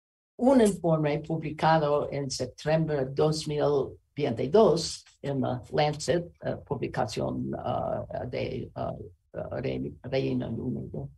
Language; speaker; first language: Spanish; non-native, learner; English